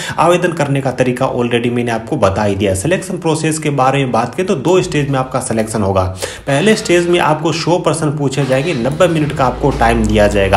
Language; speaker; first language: Hindi; native; Hindi